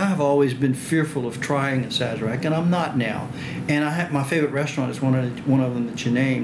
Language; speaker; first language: English; early bilingual, other home language; French